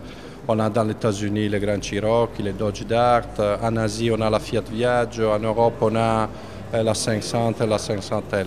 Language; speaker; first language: French; non-native, fluent; Italian